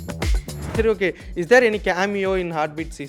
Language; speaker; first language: Tamil; native; Tamil